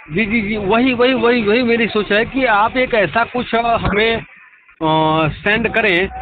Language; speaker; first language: Hindi; native; Hindi